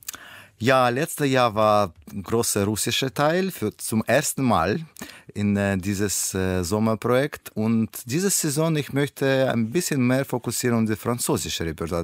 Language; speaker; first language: German; non-native, learner; Russian